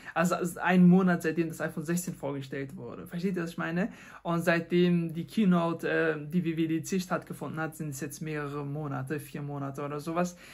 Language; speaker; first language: German; non-native, fluent; Persian